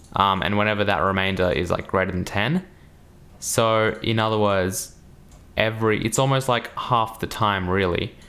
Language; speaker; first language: English; early bilingual, other home language; Russian